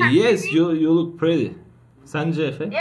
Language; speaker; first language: English; non-native, learner; Turkish